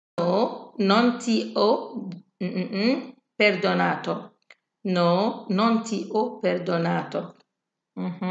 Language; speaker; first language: Italian; non-native, fluent; Arabic